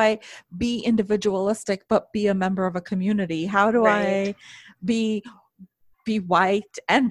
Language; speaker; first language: English; native; English